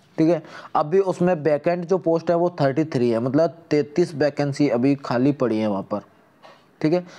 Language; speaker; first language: Hindi; native; Hindi